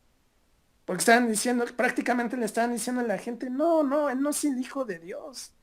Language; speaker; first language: Spanish; native; Spanish